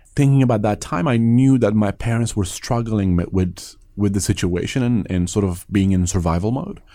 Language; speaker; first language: English; early bilingual, other home language; Persian